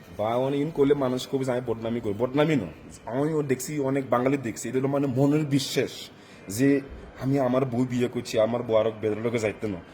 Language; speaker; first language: Bangla; non-native, learner; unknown